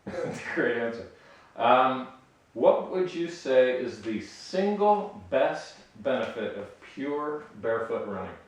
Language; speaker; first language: English; native; English